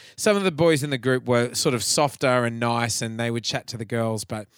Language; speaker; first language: English; native; English